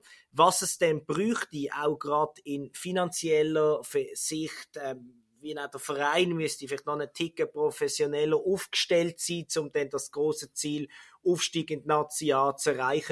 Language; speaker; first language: German; native; German